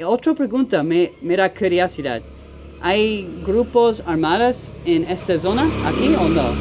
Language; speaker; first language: Spanish; non-native, learner; English